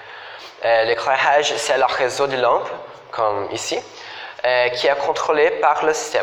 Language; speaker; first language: French; non-native, fluent; Portuguese